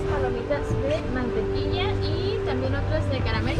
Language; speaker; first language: Spanish; native; Spanish